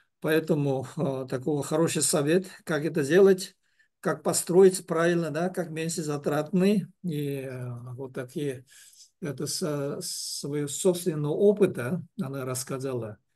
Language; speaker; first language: Russian; non-native, learner; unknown